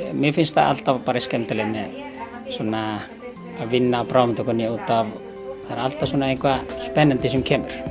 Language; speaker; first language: Icelandic; non-native, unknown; Filipino